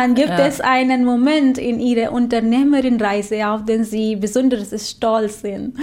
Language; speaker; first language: German; non-native, fluent; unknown